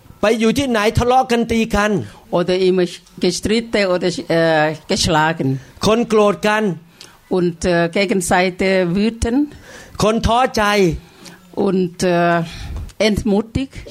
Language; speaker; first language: German; non-native, learner; Thai